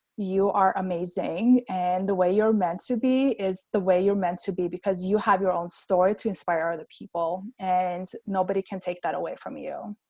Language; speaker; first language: English; non-native, fluent; Armenian